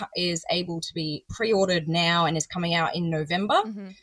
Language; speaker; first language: English; native; English